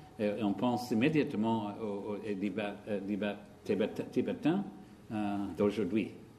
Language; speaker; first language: French; non-native, learner; English